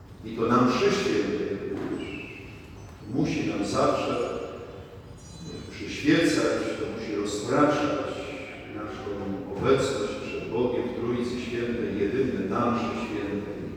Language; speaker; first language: Polish; native; Polish